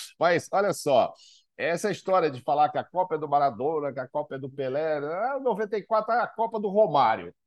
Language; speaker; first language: Portuguese; native; Portuguese